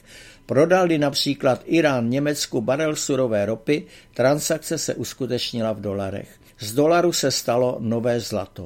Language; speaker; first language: Czech; native; Czech